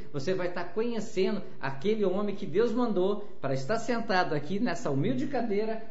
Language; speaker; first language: Portuguese; native; Portuguese